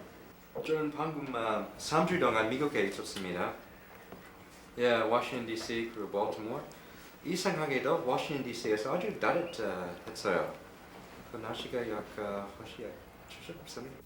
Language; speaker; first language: Korean; non-native, fluent; English